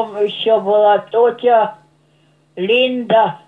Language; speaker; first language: Russian; non-native, local second language; German